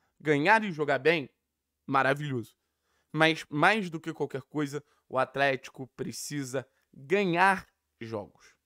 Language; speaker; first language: Portuguese; native; Portuguese